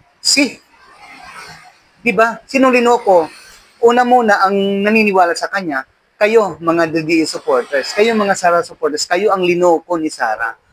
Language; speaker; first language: Filipino; non-native, local second language; Waray